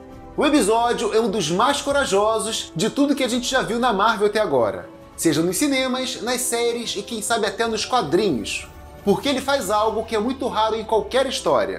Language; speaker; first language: Portuguese; native; Portuguese